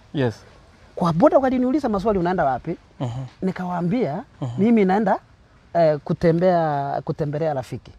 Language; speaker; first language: Swahili; non-native, local second language; Gusii